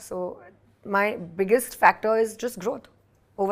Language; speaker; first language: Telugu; non-native, local second language; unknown